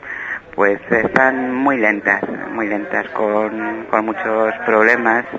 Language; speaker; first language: Spanish; native; Spanish